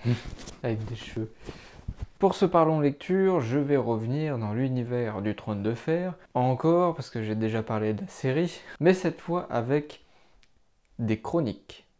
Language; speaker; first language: French; native; French